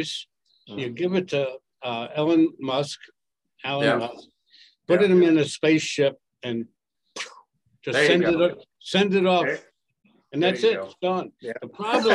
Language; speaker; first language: English; native; English